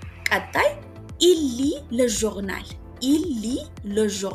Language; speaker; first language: French; non-native, fluent; Amharic